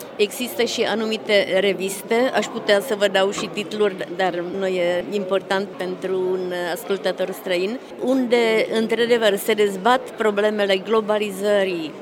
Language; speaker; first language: Romanian; non-native, fluent; Czech